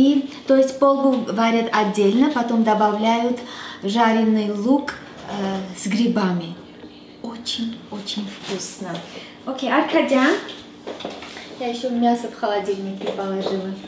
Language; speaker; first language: Russian; non-native, fluent; Armenian